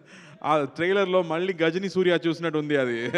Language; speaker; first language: Telugu; non-native, local second language; Tamil